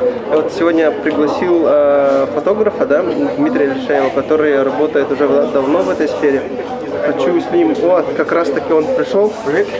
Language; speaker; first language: Russian; native; Russian